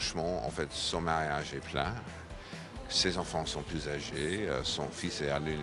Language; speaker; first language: French; non-native, fluent; English